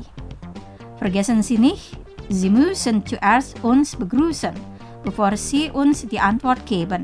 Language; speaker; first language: German; non-native, fluent; Indonesian